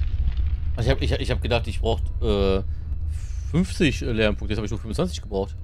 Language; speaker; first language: German; native; German